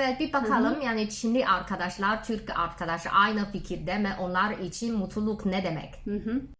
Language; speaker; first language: Turkish; non-native, learner; Chinese